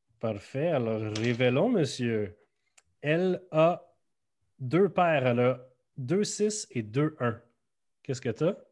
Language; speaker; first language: French; native; French